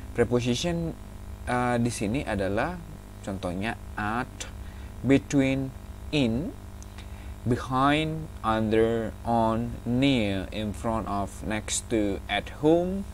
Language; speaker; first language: English; non-native, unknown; Indonesian